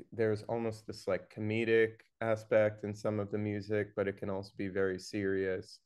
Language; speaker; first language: English; native; English